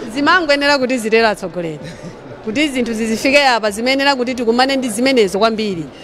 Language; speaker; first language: Nyanja; native; Nyanja